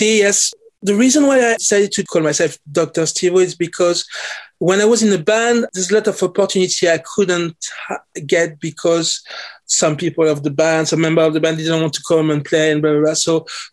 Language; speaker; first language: English; non-native, fluent; French